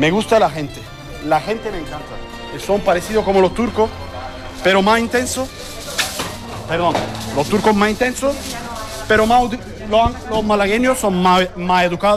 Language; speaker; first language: Spanish; non-native, learner; Turkish